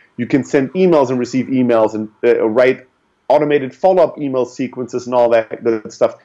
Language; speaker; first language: English; early bilingual, other home language; German